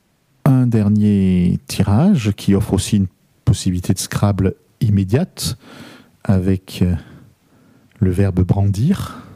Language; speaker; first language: French; native; French